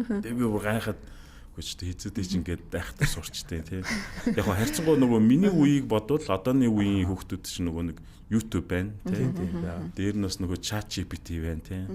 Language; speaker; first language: Mongolian; native; Mongolian